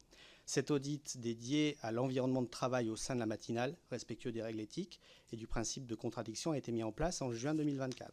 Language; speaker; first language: French; native; French